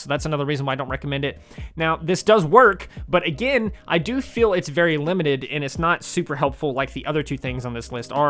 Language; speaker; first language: English; native; English